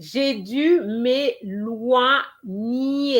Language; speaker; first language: French; non-native, fluent; English